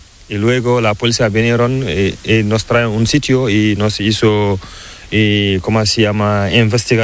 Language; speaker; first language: Spanish; non-native, learner; Fula